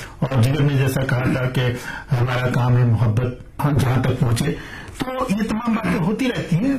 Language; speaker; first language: Urdu; native; Urdu